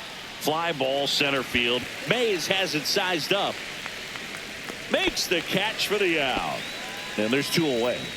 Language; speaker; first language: English; native; English